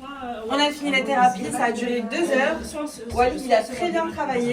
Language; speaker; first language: French; native; French